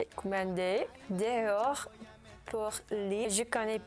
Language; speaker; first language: French; non-native, learner; English